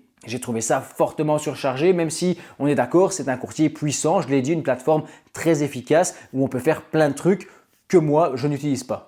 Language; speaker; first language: French; native; French